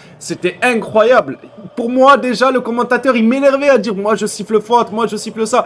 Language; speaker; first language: French; native; French